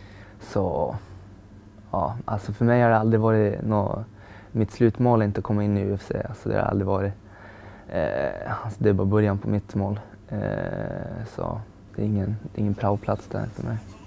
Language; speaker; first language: Swedish; native; Swedish